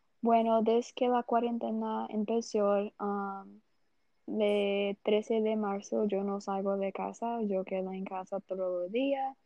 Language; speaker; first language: Spanish; non-native, learner; Portuguese